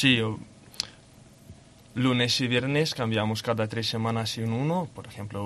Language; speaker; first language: Spanish; non-native, learner; Lithuanian